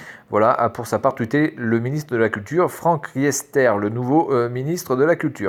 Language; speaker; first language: French; native; French